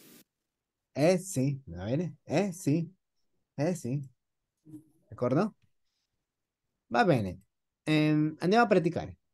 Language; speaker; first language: Italian; non-native, fluent; Spanish